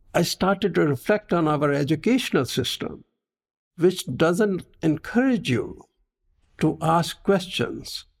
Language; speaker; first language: English; non-native, local second language; Punjabi